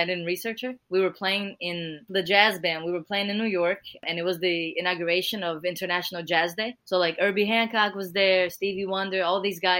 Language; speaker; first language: English; early bilingual, other home language; Portuguese